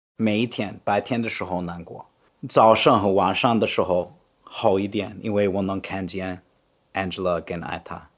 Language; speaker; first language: Chinese; non-native, fluent; English